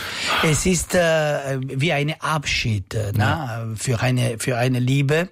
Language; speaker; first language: German; non-native, learner; Italian